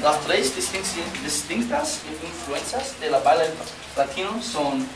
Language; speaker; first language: Spanish; non-native, learner; English